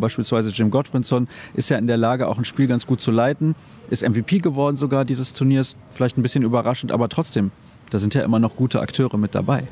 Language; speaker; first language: German; native; German